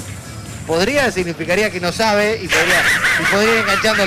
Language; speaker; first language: Spanish; native; Spanish